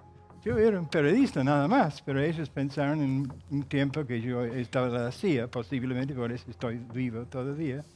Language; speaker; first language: Spanish; non-native, fluent; English